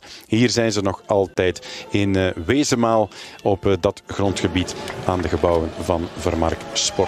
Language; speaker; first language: Dutch; native; Dutch